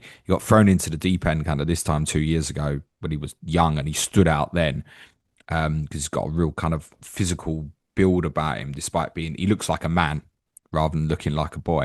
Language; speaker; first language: English; native; English